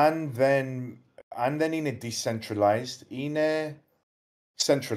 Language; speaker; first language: Greek; early bilingual, heritage; English